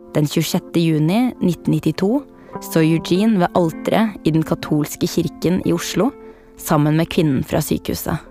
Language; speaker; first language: Norwegian; native; Norwegian